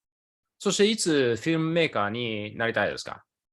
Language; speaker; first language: Japanese; early bilingual, other home language; English